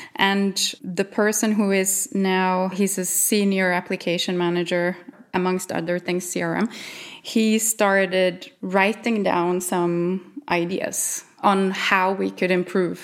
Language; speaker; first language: English; non-native, fluent; Norwegian